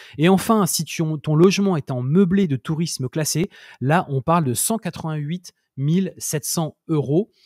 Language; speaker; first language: French; native; French